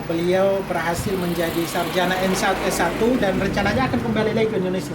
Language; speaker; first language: Indonesian; native; Indonesian